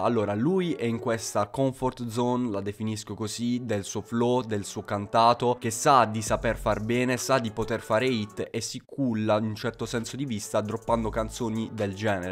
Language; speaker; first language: Italian; native; Italian